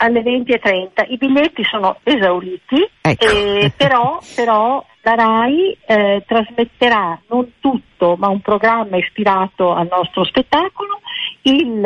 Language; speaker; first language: Italian; native; Italian